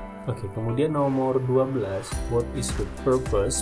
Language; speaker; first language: English; non-native, fluent; Indonesian